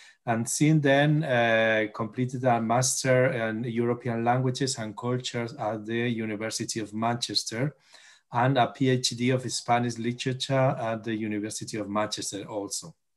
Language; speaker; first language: English; non-native, fluent; Spanish